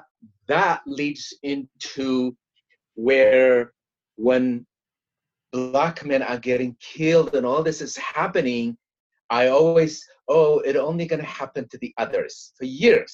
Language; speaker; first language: English; non-native, fluent; Tigrinya